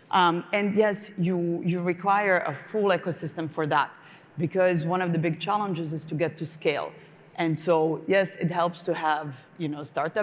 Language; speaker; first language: English; non-native, fluent; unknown